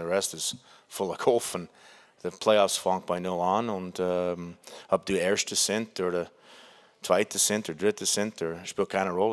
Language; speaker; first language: German; non-native, fluent; English